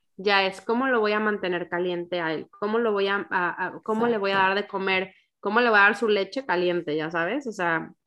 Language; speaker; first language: Spanish; native; Spanish